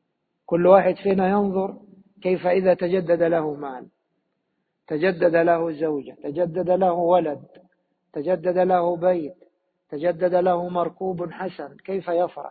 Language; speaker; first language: Arabic; native; Arabic